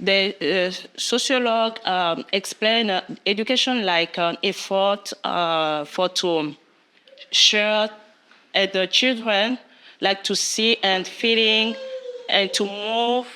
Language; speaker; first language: English; non-native, learner; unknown